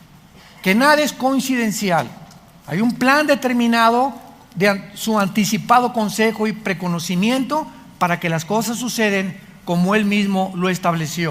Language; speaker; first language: Spanish; native; Spanish